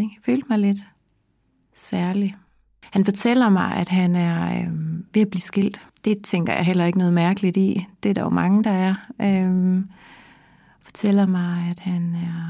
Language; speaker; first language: Danish; native; Danish